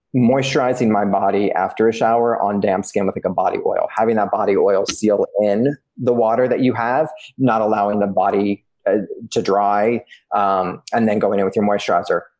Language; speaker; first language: English; early bilingual, other home language; Italian